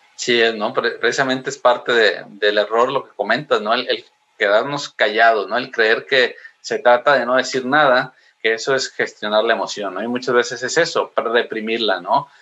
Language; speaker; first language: Spanish; native; Spanish